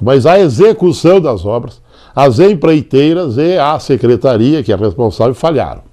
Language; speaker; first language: Portuguese; native; Portuguese